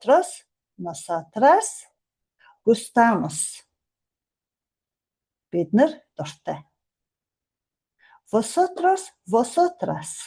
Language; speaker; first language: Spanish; non-native, fluent; Mongolian